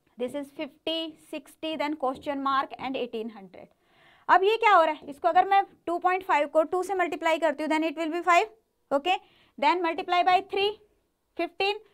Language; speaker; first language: Hindi; native; Hindi